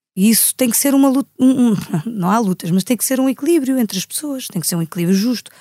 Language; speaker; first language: Portuguese; native; Portuguese